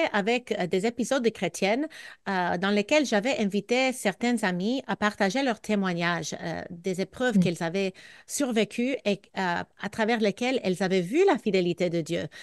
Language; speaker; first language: French; non-native, fluent; English